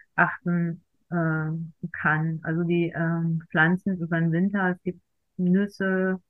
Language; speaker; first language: German; native; German